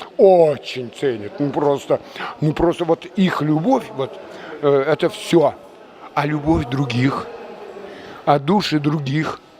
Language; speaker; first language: Russian; non-native, local second language; Chuvash